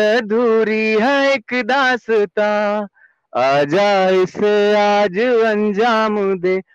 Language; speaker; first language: Hindi; native; Hindi